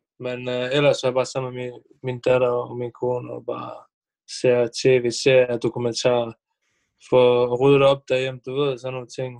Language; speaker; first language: Danish; early bilingual, other home language; Bosnian